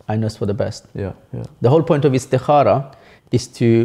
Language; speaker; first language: English; early bilingual, other home language; Bangla